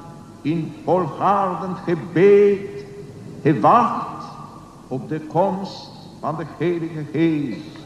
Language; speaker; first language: Dutch; non-native, learner; Polish